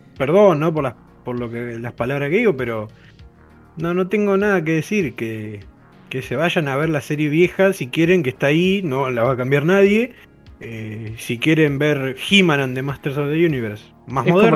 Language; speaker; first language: Spanish; native; Spanish